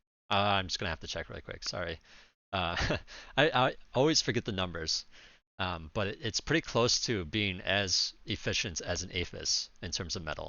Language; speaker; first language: English; native; English